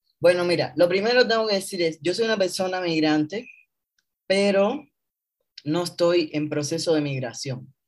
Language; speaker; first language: Spanish; native; Spanish